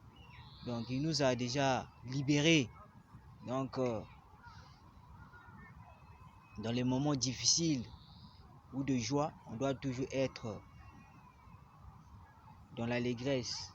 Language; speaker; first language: French; non-native, local second language; Lingala